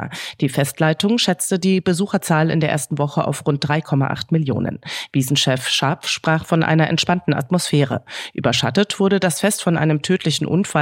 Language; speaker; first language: German; native; German